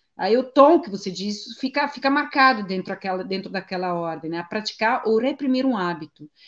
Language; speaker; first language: Portuguese; non-native, fluent; Italian